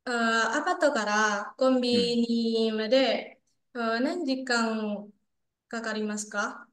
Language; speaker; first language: Japanese; non-native, learner; Indonesian